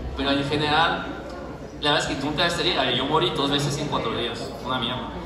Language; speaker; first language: Spanish; non-native, fluent; French